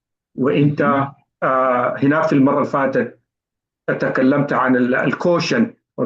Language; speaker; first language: Arabic; native; Arabic